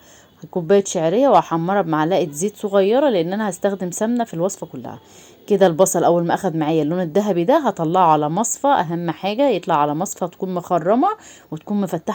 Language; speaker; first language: Arabic; native; Arabic